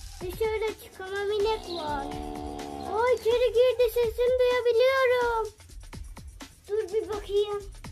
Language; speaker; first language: Turkish; native; Turkish